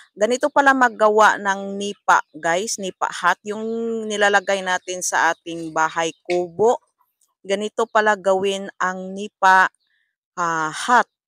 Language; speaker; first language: Filipino; non-native, local second language; Cebuano